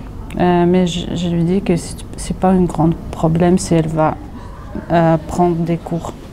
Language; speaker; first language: French; non-native, fluent; Russian